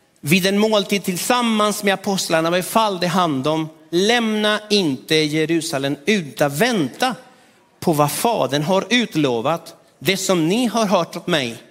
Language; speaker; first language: Swedish; non-native, fluent; Spanish